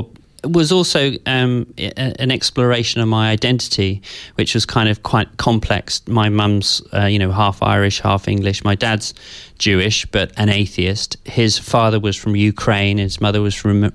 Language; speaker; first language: English; native; English